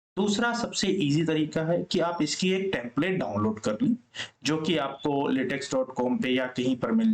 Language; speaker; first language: Hindi; native; Hindi